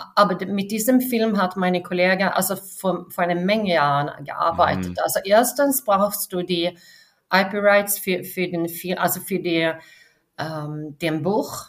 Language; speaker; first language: German; non-native, fluent; Swedish